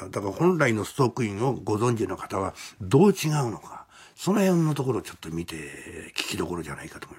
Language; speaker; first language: Japanese; native; Japanese